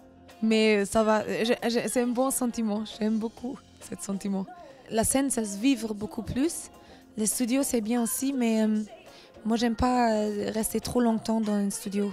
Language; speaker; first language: French; non-native, learner; German